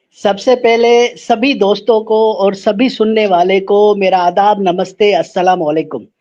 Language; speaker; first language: Urdu; non-native, local second language; Sindhi